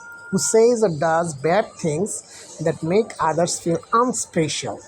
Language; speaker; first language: English; non-native, local second language; Bangla